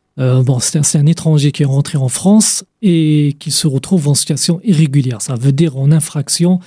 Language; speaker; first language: French; non-native, fluent; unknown